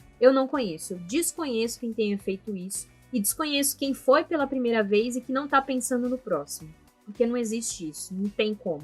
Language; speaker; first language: Portuguese; native; Portuguese